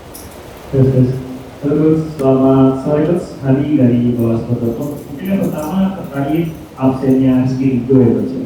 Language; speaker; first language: Indonesian; native; Indonesian